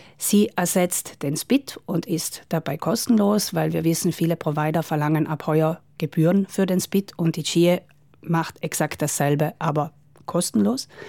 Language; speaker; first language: German; native; German